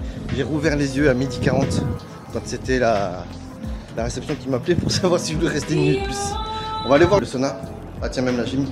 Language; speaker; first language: French; native; French